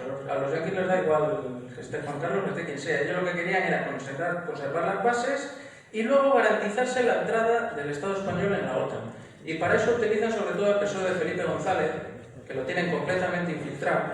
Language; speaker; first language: Spanish; native; Spanish